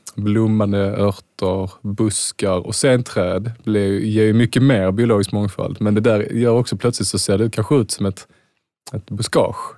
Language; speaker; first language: Swedish; native; Swedish